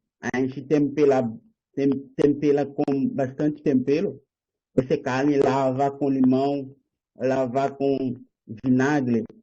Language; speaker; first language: Portuguese; non-native, learner; Haitian Creole